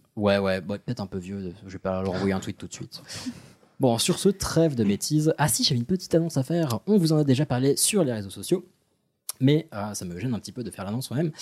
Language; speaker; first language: French; early bilingual, other home language; Arabic